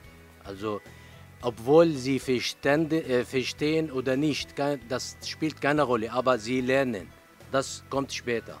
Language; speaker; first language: German; non-native, learner; Arabic